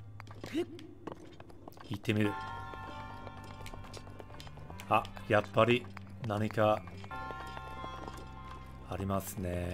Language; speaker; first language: Japanese; non-native, fluent; English